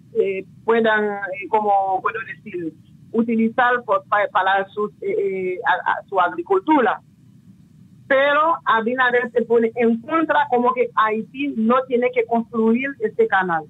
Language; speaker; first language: Spanish; non-native, local second language; Haitian Creole